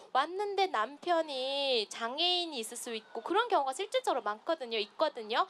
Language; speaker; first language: Korean; non-native, fluent; Mongolian